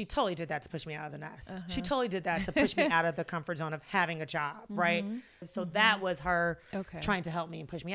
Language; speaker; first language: English; native; English